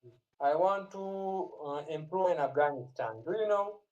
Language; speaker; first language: English; non-native, learner; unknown